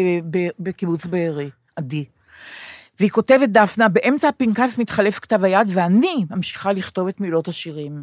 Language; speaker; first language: Hebrew; native; Hebrew